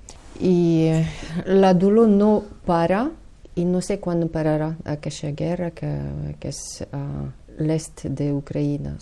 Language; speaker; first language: Catalan; non-native, fluent; Ukrainian